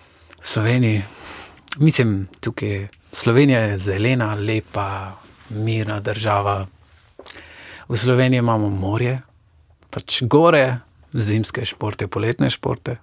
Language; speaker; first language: Slovenian; non-native, fluent; Persian